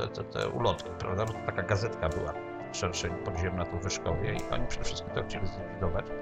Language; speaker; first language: Polish; native; Polish